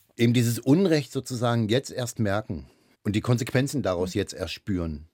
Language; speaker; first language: German; native; German